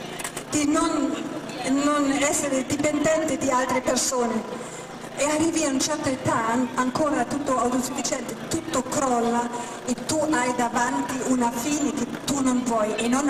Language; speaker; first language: Italian; non-native, fluent; German